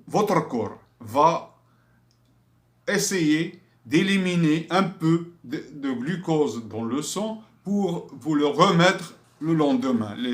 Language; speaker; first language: French; non-native, fluent; Arabic